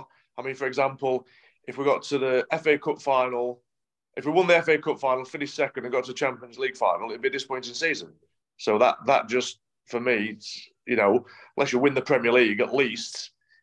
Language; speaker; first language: English; native; English